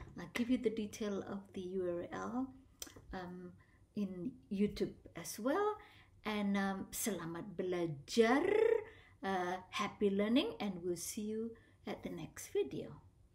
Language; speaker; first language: English; non-native, fluent; Indonesian